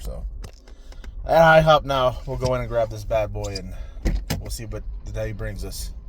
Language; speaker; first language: English; native; English